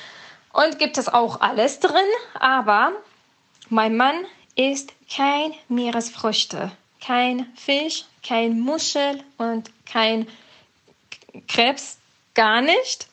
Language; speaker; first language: German; non-native, learner; Persian